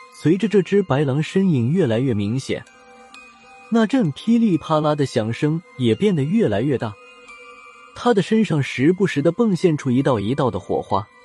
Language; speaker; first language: Chinese; native; Chinese